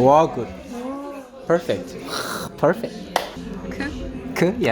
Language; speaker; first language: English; non-native, learner; Korean